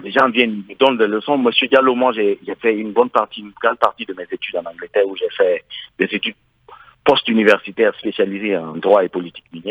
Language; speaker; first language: French; non-native, local second language; Fula